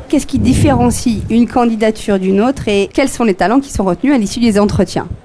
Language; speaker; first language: French; native; French